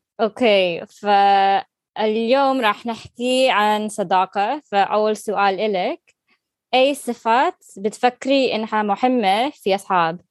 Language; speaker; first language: Arabic; non-native, learner; English